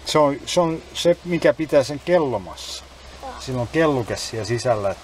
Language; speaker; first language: Finnish; native; Finnish